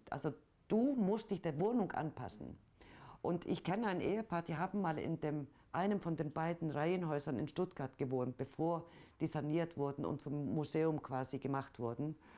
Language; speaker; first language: German; non-native, fluent; Icelandic